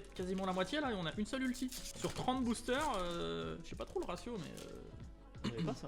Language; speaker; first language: French; native; French